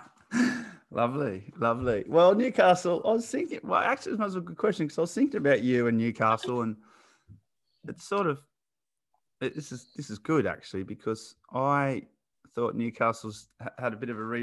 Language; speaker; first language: English; native; English